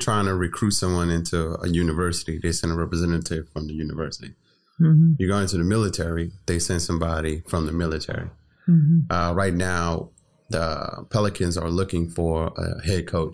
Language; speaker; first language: English; native; English